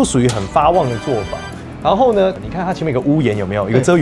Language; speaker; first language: Chinese; native; Chinese